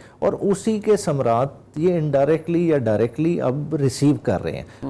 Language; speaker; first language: Urdu; non-native, local second language; Punjabi